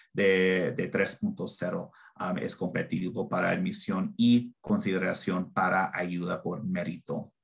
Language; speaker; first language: Spanish; early bilingual, heritage; Spanish